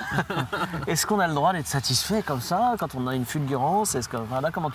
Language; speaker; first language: French; native; French